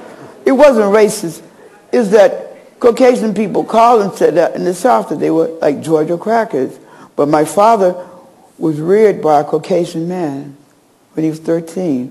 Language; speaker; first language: English; native; English